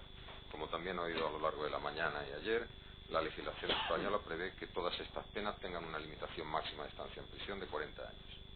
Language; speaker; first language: Spanish; native; Spanish